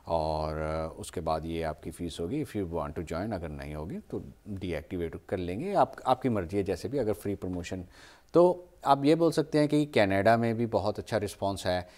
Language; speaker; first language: Hindi; native; Hindi